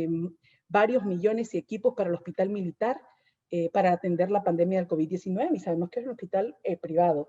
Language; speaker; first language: Spanish; native; Spanish